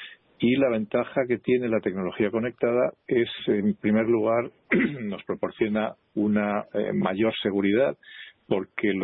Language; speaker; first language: Spanish; native; Spanish